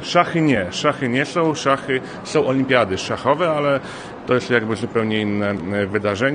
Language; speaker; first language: Polish; native; Polish